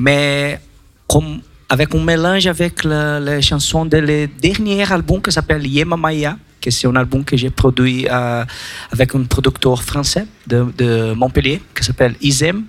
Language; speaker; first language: French; non-native, learner; Portuguese